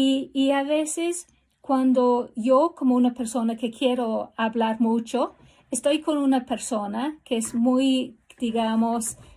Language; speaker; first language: Spanish; non-native, fluent; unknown